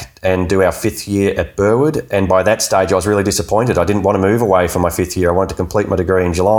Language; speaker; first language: English; native; English